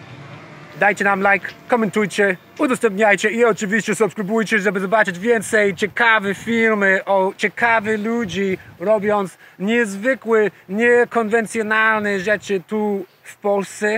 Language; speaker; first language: Polish; non-native, learner; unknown